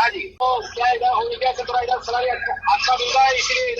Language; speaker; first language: Hindi; non-native, learner; Bangla